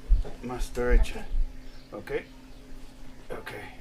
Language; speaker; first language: Spanish; non-native, learner; English